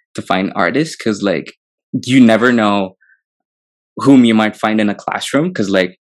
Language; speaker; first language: English; non-native, local second language; Telugu